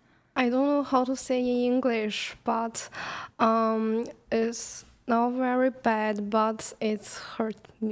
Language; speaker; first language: English; non-native, learner; Chinese